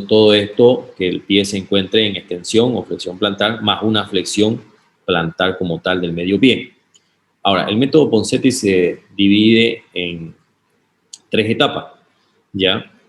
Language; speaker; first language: Spanish; native; Spanish